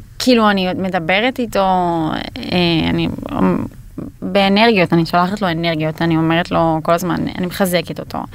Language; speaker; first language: Hebrew; native; Hebrew